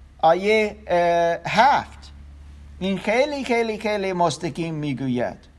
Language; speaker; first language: Persian; non-native, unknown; German